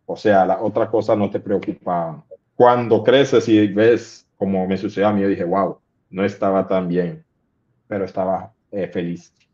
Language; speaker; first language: Spanish; non-native, local second language; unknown